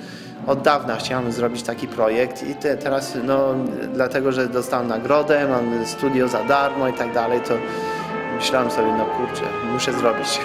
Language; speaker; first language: Polish; non-native, fluent; French